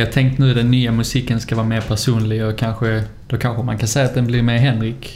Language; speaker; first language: Swedish; native; Swedish